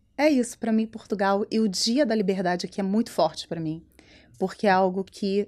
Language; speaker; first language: Portuguese; native; Portuguese